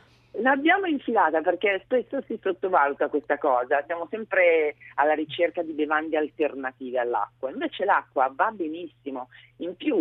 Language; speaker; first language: Italian; native; Italian